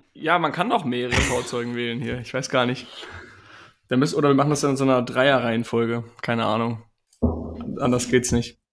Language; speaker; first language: German; native; German